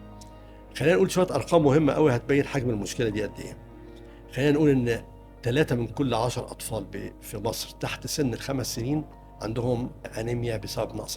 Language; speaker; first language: Arabic; native; Arabic